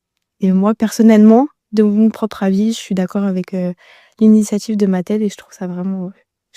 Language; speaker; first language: French; native; French